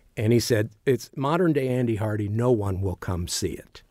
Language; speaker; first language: English; native; English